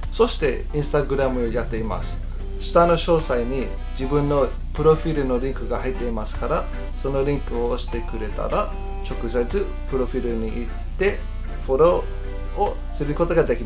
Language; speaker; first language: Japanese; non-native, fluent; English